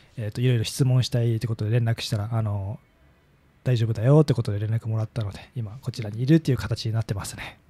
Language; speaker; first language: Japanese; native; Japanese